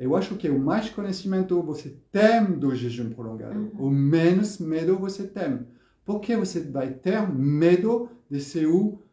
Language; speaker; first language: Portuguese; non-native, fluent; French